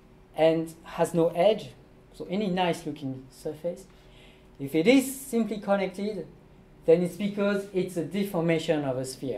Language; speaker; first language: English; non-native, fluent; French